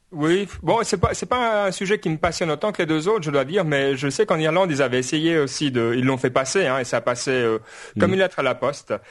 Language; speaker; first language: French; native; French